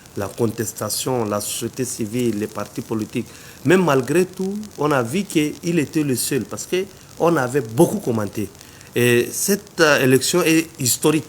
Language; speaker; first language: French; non-native, local second language; Arabic